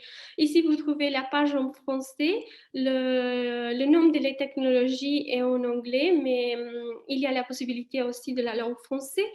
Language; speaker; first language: French; non-native, fluent; Italian